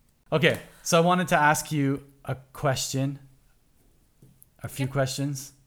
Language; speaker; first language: English; native; English